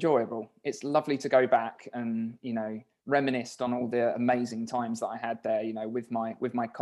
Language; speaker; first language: English; native; English